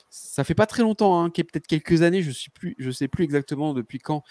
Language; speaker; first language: French; native; French